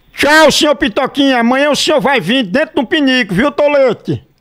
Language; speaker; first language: Portuguese; native; Portuguese